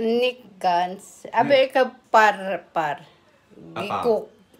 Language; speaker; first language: German; non-native, learner; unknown